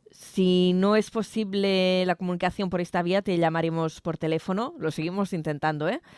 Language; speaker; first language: Spanish; non-native, local second language; Catalan